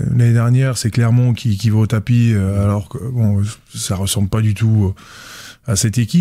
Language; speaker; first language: French; native; French